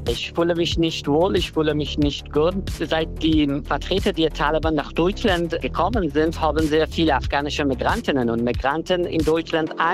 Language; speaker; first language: German; non-native, fluent; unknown